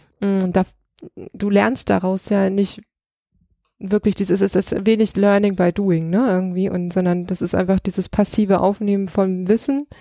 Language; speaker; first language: German; early bilingual, other home language; Russian